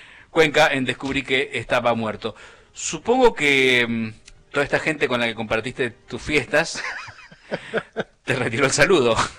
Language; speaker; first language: Spanish; native; Spanish